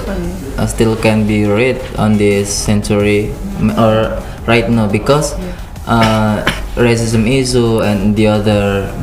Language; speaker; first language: English; non-native, learner; Indonesian